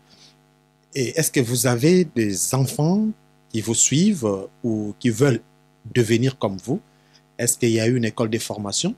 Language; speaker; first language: French; non-native, local second language; Lingala